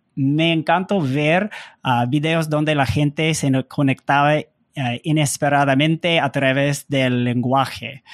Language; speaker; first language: Spanish; non-native, learner; English